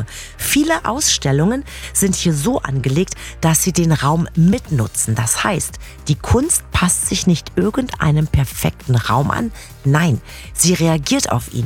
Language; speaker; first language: German; native; German